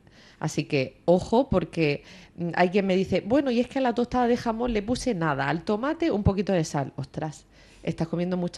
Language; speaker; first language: Spanish; native; Spanish